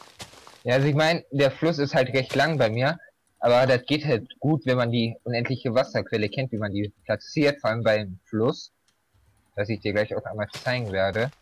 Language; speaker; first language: German; native; German